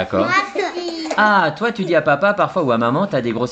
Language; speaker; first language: French; native; French